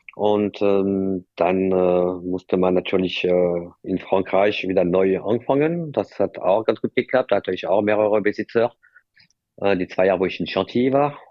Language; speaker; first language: German; non-native, fluent; French